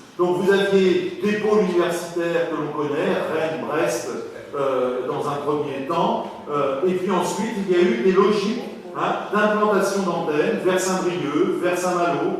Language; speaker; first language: French; native; French